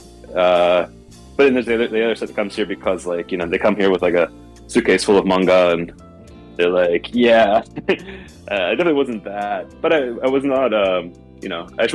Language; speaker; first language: English; native; English